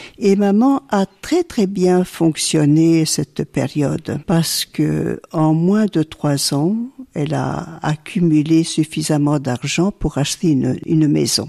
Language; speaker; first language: French; early bilingual, other home language; Italian